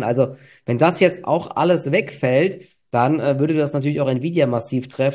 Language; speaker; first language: German; native; German